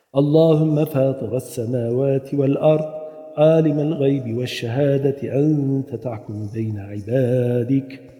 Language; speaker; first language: Arabic; non-native, fluent; Turkish